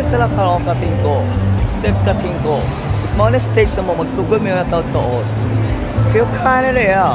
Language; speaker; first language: Cebuano; non-native, fluent; Korean